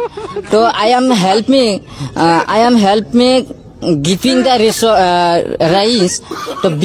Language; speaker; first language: English; non-native, learner; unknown